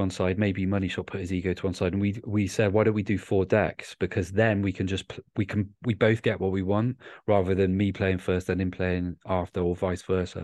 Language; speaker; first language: English; native; English